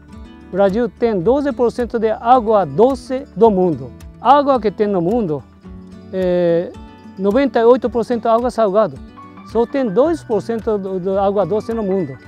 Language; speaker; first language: Portuguese; non-native, fluent; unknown